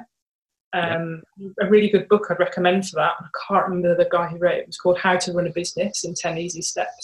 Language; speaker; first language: English; native; English